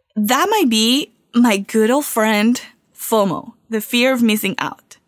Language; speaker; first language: English; non-native, fluent; Spanish